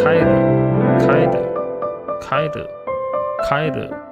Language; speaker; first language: Japanese; non-native, learner; English